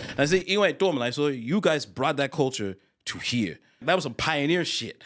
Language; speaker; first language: English; early bilingual, other home language; Chinese